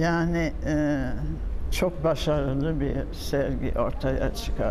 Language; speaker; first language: Turkish; non-native, fluent; French